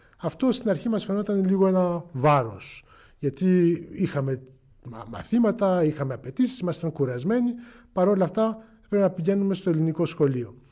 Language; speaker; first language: Greek; early bilingual, heritage; Greek